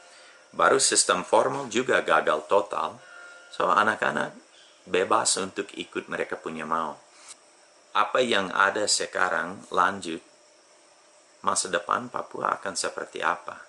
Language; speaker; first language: Indonesian; non-native, fluent; English